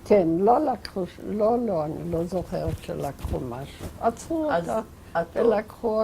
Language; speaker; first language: Hebrew; non-native, fluent; Yiddish